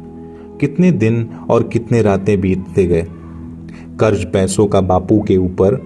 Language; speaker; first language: Hindi; native; Hindi